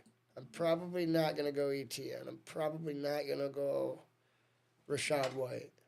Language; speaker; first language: English; native; English